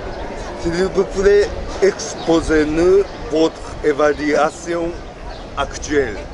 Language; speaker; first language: French; non-native, learner; Japanese